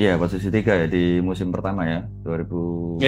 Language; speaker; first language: Indonesian; native; Indonesian